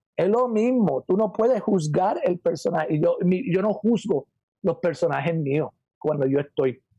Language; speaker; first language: Spanish; native; Spanish